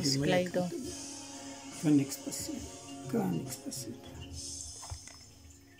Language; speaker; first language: German; native; German